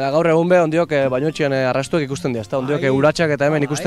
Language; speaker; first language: Basque; native; Basque